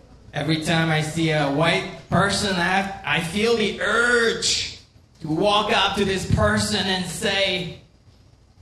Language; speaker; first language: English; non-native, fluent; Korean